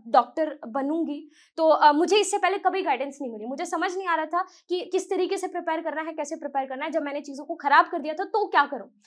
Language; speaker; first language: Hindi; native; Hindi